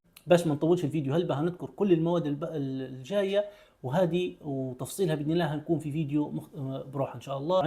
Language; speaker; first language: Arabic; native; Arabic